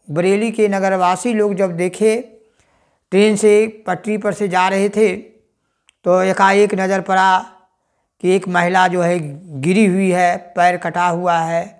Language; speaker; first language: Hindi; native; Hindi